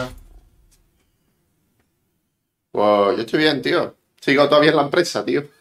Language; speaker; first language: Spanish; native; Spanish